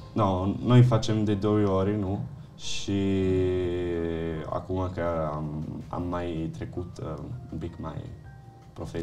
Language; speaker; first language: Romanian; early bilingual, heritage; Italian